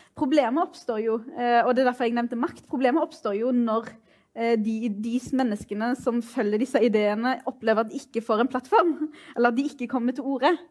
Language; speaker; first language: Norwegian; early bilingual, other home language; Arabic